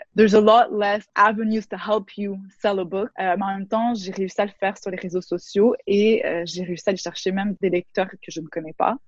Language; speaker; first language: French; native; French